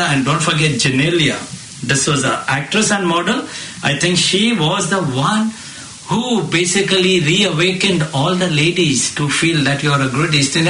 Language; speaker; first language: English; non-native, local second language; Marathi